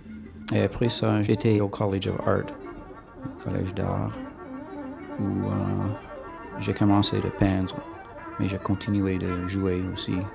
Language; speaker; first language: French; non-native, fluent; English